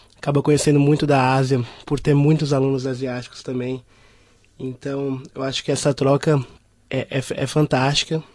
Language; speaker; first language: Portuguese; native; Portuguese